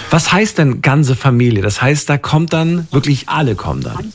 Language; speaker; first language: German; native; German